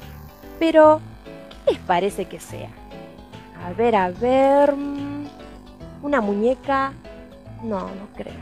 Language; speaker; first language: Spanish; native; Spanish